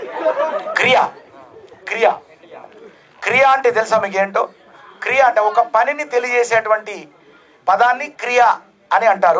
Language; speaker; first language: Telugu; native; Telugu